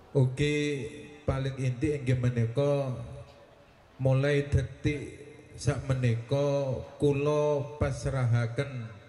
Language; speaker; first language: Javanese; non-native, local second language; Madurese